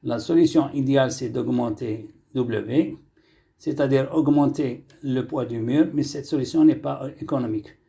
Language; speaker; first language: French; non-native, local second language; Arabic